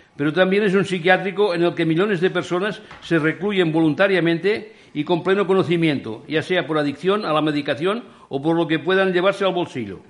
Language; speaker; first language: Spanish; non-native, local second language; Catalan